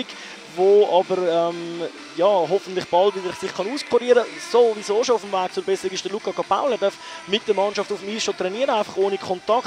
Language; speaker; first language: German; native; German